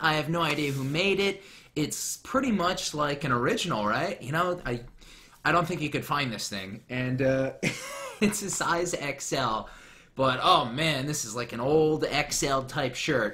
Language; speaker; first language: English; native; English